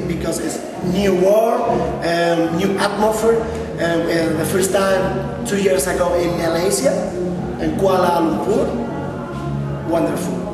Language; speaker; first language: English; non-native, local second language; Spanish